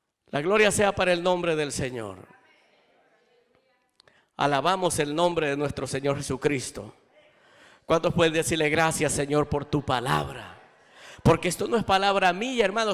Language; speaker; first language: Spanish; native; Spanish